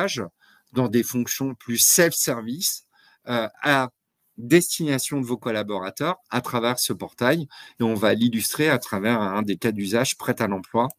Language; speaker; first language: French; native; French